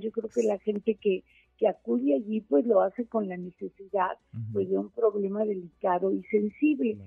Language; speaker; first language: Spanish; native; Spanish